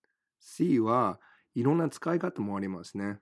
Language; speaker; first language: Japanese; non-native, fluent; English